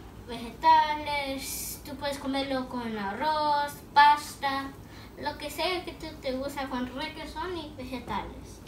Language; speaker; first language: Spanish; early bilingual, heritage; Spanish